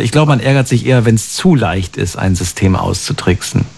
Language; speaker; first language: German; native; German